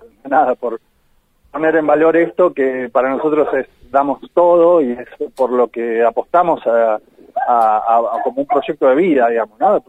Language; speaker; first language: Spanish; native; Spanish